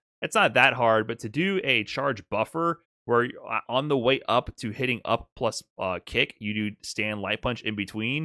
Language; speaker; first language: English; native; English